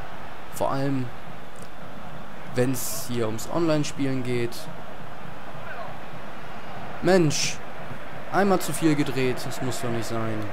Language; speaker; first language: German; native; German